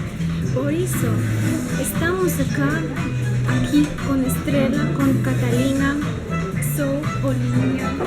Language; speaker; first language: Portuguese; non-native, learner; Russian